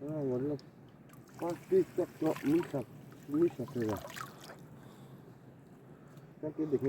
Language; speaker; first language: Hindi; non-native, local second language; Mizo